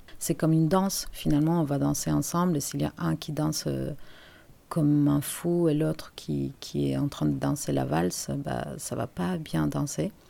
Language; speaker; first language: French; non-native, fluent; Spanish